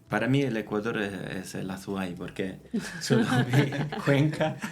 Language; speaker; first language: Spanish; non-native, fluent; Italian